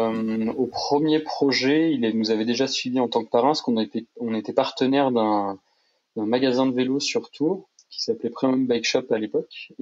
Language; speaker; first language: French; native; French